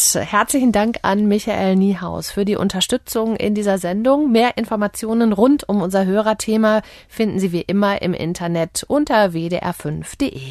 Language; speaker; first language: German; native; German